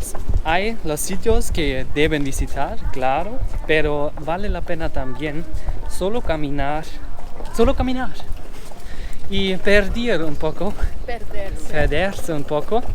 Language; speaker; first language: Spanish; non-native, fluent; German